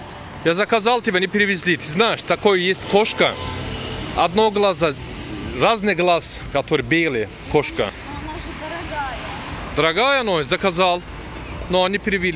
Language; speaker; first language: Russian; non-native, learner; Turkish